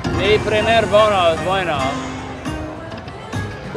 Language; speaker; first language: Spanish; non-native, learner; English